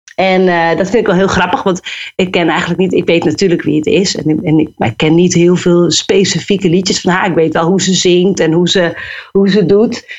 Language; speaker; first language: Dutch; native; Dutch